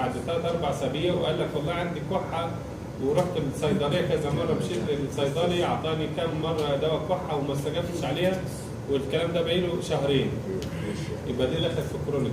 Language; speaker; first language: Arabic; native; Arabic